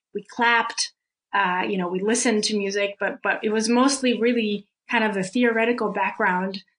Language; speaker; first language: English; early bilingual, other home language; Russian